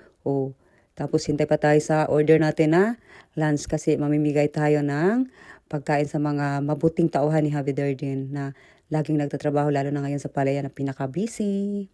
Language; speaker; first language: Filipino; native; Filipino